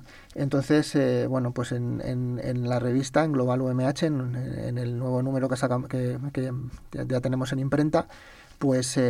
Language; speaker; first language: Spanish; native; Spanish